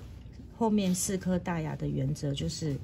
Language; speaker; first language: Chinese; native; Chinese